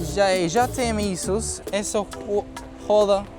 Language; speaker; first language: Portuguese; non-native, learner; English